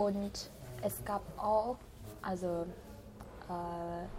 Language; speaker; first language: German; non-native, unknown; Chinese